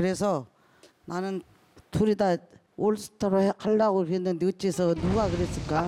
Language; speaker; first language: Korean; native; Korean